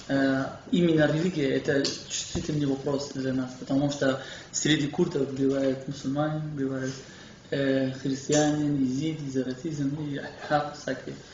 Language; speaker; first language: Russian; non-native, fluent; Kurdish